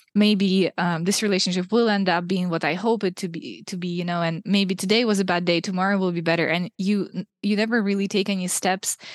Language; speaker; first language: English; non-native, fluent; Russian